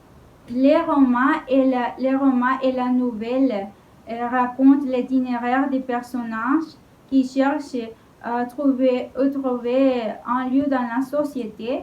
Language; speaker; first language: French; non-native, learner; Spanish